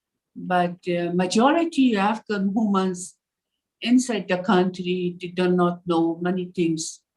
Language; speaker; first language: English; non-native, learner; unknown